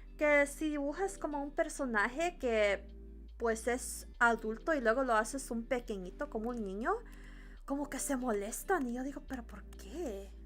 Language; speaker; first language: Spanish; early bilingual, heritage; Spanish